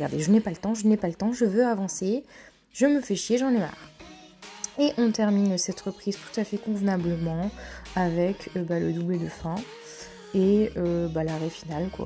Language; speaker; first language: French; native; French